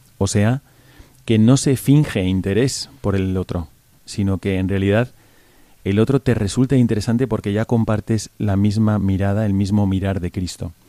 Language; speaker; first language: Spanish; native; Spanish